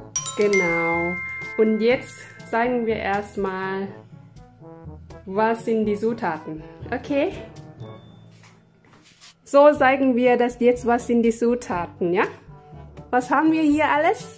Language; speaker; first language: German; non-native, fluent; Thai